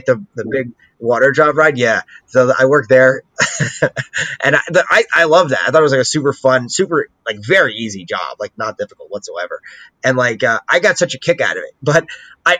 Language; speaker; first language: English; native; English